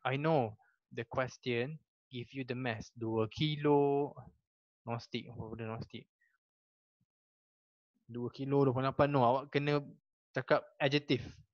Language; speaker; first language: English; non-native, local second language; Malay